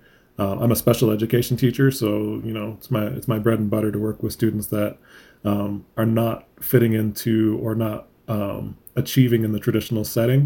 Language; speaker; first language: English; native; English